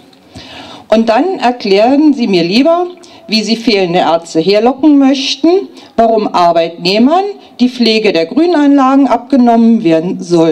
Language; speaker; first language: German; native; German